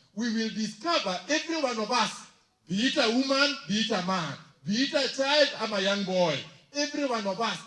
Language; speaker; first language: English; non-native, local second language; Swahili